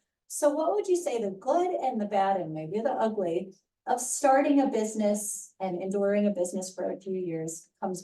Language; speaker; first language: English; native; English